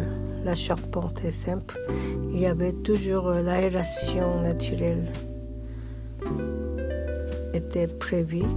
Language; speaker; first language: French; non-native, learner; Korean